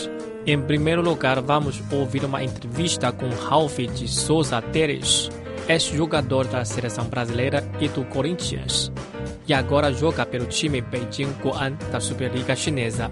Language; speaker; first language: Portuguese; non-native, fluent; Chinese